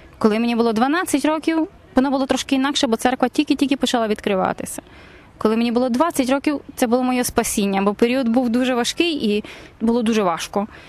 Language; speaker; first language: Ukrainian; native; Ukrainian